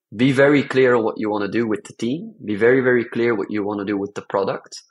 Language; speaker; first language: English; non-native, fluent; Dutch